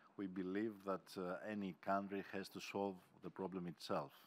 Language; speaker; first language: English; non-native, fluent; Greek